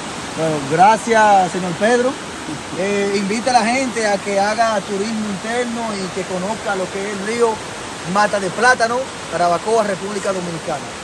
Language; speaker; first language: Spanish; native; Spanish